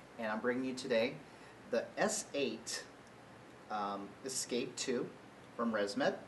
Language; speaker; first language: English; native; English